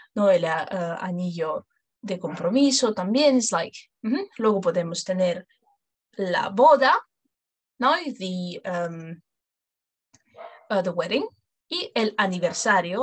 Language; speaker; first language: Spanish; non-native, fluent; English